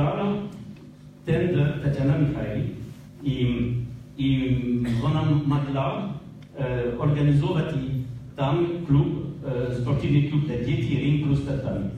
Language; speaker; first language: Ukrainian; non-native, learner; French